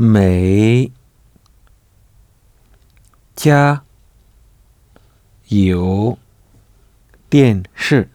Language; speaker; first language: Chinese; non-native, learner; French